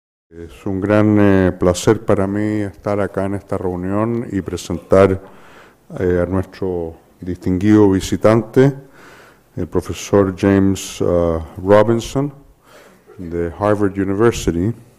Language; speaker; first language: Spanish; native; Spanish